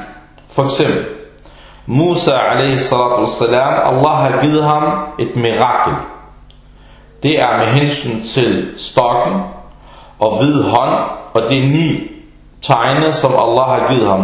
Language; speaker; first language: Danish; early bilingual, other home language; Arabic